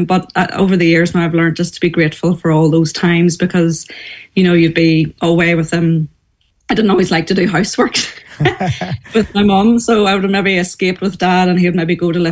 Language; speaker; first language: English; native; English